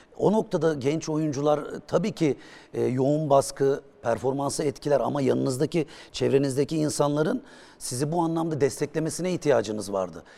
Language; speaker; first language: Turkish; native; Turkish